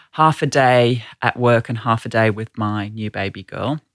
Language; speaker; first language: English; native; English